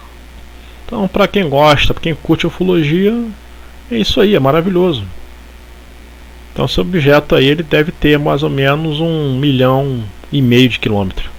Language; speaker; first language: Portuguese; native; Portuguese